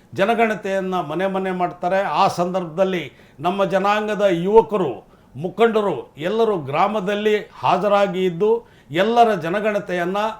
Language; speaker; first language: Kannada; non-native, local second language; Lambadi